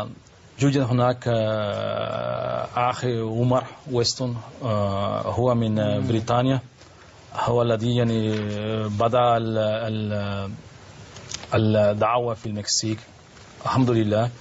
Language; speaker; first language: Arabic; non-native, learner; Spanish